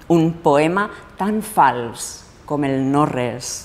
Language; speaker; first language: Catalan; native; Catalan